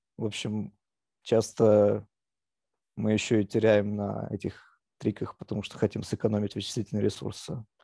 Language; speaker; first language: Russian; native; Russian